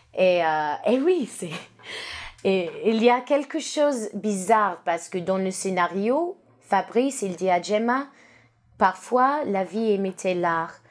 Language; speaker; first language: French; non-native, learner; English